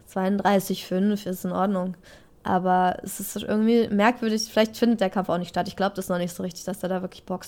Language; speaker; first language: German; native; German